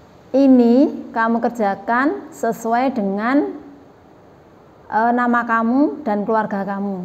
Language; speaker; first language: Indonesian; native; Indonesian